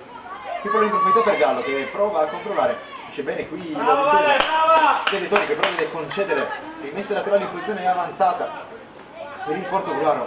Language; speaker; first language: Italian; native; Italian